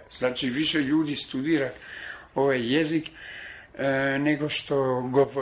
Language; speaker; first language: Serbian; non-native, fluent; French